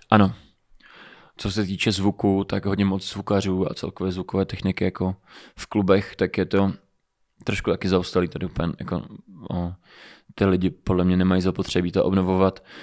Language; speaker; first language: Czech; early bilingual, other home language; Romanian